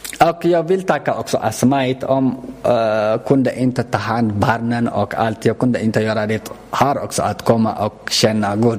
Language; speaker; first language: Swedish; non-native, learner; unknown